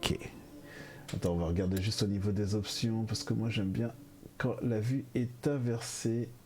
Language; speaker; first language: French; native; French